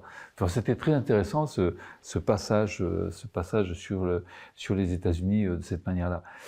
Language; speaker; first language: French; native; French